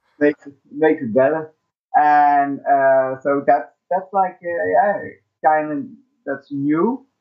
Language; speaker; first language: English; non-native, fluent; Dutch